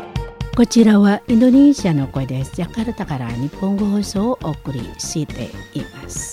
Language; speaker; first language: Japanese; non-native, learner; Indonesian